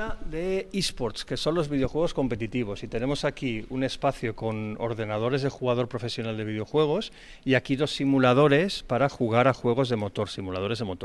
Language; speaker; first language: Spanish; native; Spanish